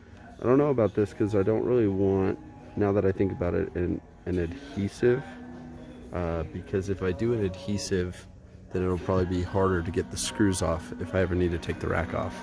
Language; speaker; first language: English; native; English